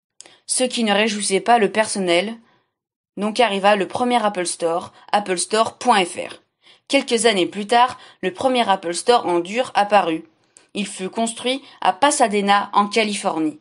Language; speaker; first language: French; native; French